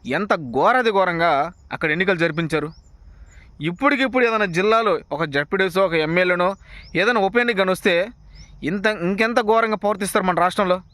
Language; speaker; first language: Telugu; native; Telugu